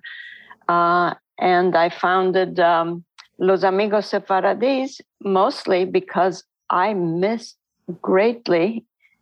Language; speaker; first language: English; non-native, fluent; Ladino